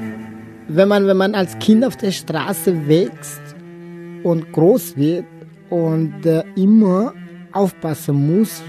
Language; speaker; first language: German; non-native, local second language; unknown